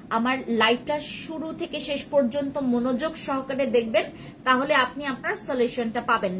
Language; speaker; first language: Bangla; native; Bangla